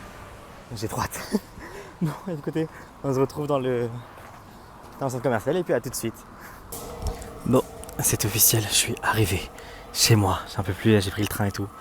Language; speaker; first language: French; native; French